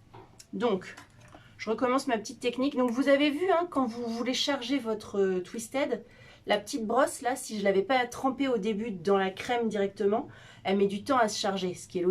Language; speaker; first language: French; native; French